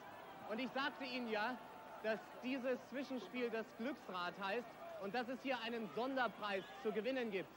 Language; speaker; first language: German; native; German